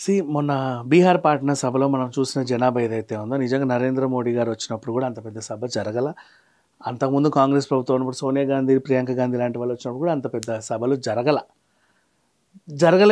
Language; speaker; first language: Telugu; native; Telugu